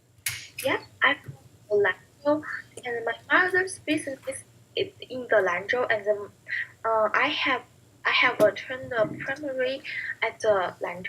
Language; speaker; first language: English; non-native, learner; Chinese